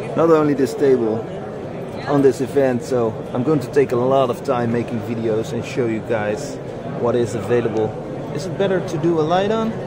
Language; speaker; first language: English; non-native, fluent; Dutch